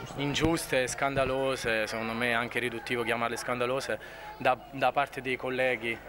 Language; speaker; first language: Italian; native; Italian